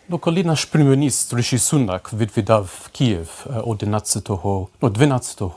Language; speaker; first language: Ukrainian; non-native, fluent; English